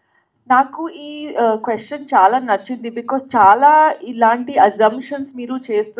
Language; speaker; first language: Telugu; non-native, local second language; Hindi